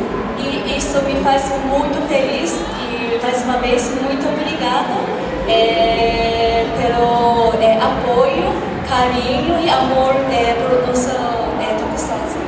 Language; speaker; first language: Portuguese; non-native, fluent; Japanese